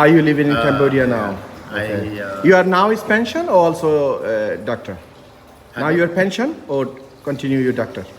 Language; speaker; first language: English; non-native, learner; Bangla